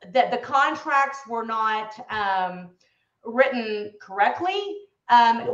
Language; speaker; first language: English; native; English